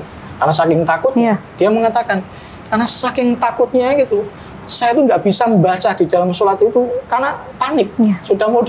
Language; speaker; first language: Indonesian; native; Indonesian